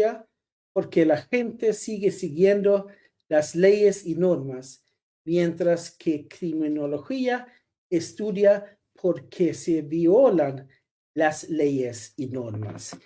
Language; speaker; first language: Spanish; non-native, fluent; Swedish